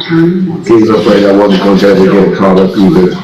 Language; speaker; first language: English; native; English